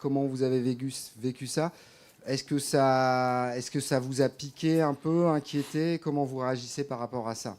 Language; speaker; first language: French; native; French